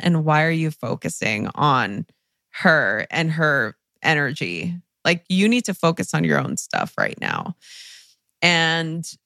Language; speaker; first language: English; early bilingual, other home language; Spanish